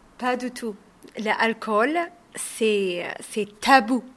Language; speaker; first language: French; non-native, learner; Somali